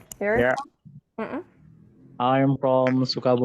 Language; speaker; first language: English; non-native, learner; Indonesian